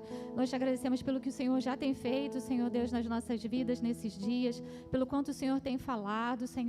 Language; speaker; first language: Portuguese; native; Portuguese